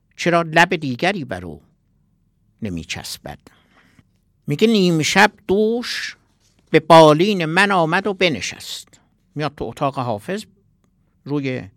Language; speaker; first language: Persian; non-native, local second language; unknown